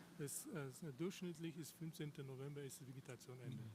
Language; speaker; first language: German; non-native, learner; Russian